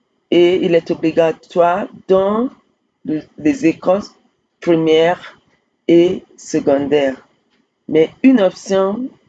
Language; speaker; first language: French; non-native, fluent; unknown